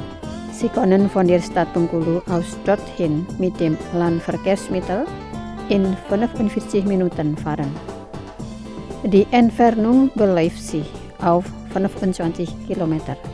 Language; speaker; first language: German; non-native, fluent; Indonesian